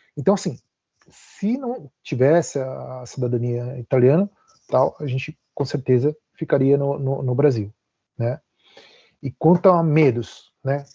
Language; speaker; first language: Portuguese; native; Portuguese